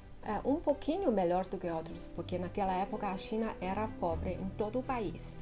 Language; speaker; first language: Portuguese; non-native, fluent; Chinese